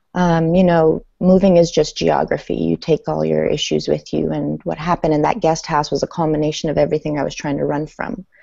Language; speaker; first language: English; early bilingual, other home language; Persian